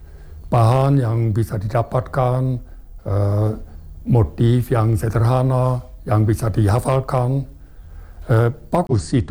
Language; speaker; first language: Indonesian; non-native, fluent; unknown